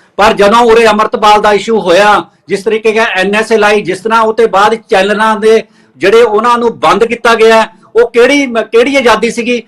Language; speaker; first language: Punjabi; native; Punjabi